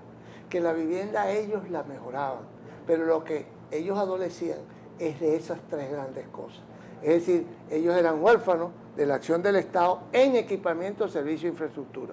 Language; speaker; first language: Spanish; native; Spanish